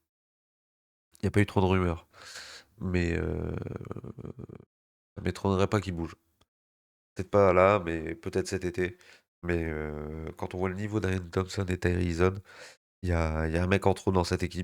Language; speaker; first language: French; native; French